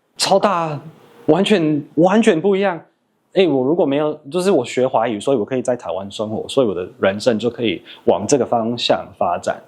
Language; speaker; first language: Chinese; non-native, fluent; English